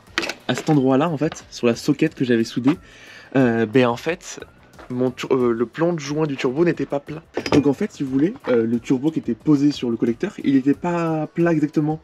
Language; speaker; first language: French; native; French